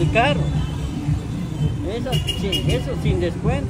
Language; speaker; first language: Spanish; native; Spanish